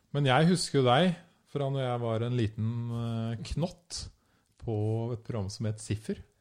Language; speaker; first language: Norwegian; native; Norwegian